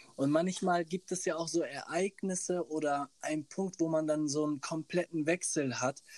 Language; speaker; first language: German; early bilingual, other home language; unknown